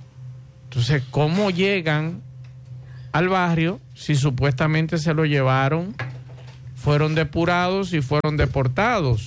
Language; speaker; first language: Spanish; native; Spanish